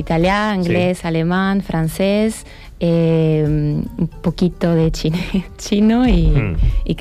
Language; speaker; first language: Catalan; non-native, learner; Italian